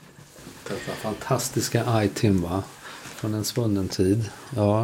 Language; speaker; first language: Swedish; native; Swedish